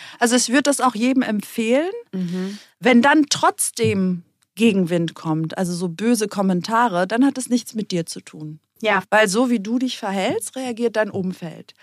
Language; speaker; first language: German; early bilingual, other home language; Greek